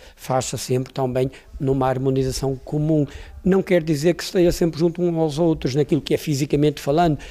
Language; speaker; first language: Portuguese; native; Portuguese